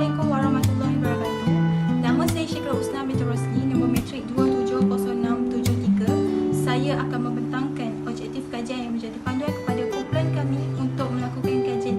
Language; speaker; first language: Malay; native; Malay